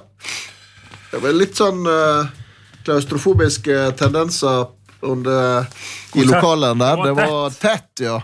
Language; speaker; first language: Norwegian; native; Norwegian